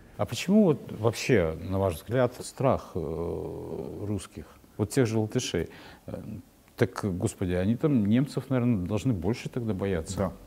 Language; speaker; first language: Russian; native; Russian